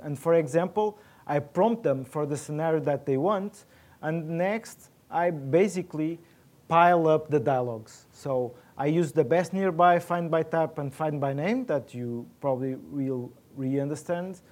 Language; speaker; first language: English; non-native, fluent; Portuguese